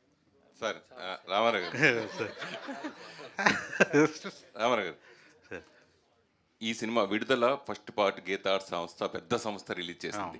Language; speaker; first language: Telugu; native; Telugu